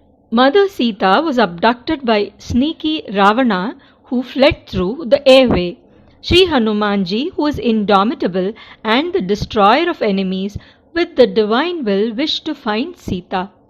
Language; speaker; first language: English; non-native, local second language; Tamil